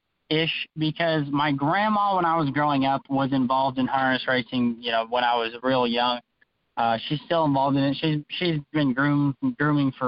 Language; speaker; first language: English; native; English